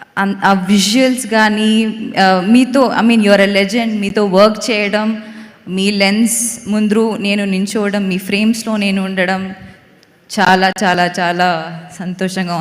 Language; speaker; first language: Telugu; non-native, fluent; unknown